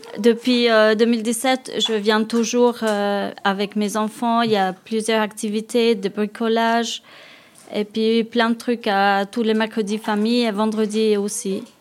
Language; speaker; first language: French; non-native, learner; Albanian